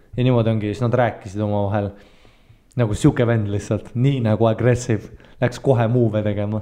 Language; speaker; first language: Estonian; early bilingual, heritage; Estonian